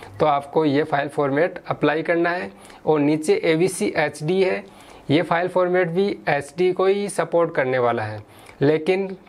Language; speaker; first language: Hindi; native; Hindi